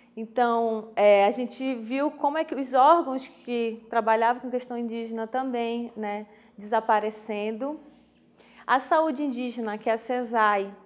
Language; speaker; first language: Portuguese; native; Portuguese